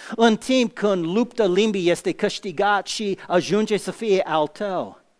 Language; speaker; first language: Romanian; non-native, fluent; English